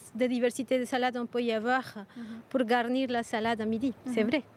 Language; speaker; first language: French; non-native, fluent; Spanish